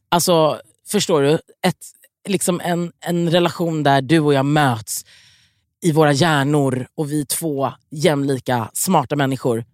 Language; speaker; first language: Swedish; native; Swedish